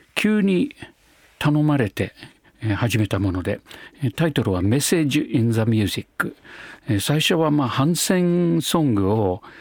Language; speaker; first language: Japanese; non-native, fluent; English